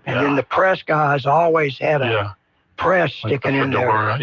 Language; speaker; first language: English; native; English